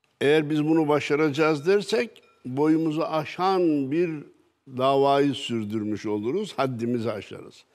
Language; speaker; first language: Turkish; native; Turkish